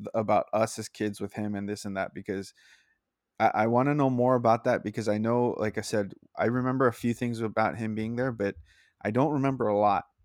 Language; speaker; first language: English; early bilingual, other home language; Spanish